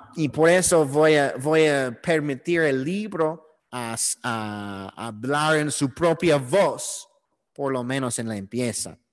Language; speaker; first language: Spanish; non-native, learner; English